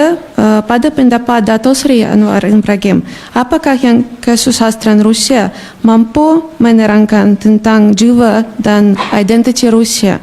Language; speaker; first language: Indonesian; non-native, fluent; Russian